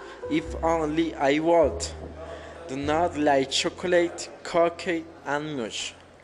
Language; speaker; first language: English; non-native, learner; Spanish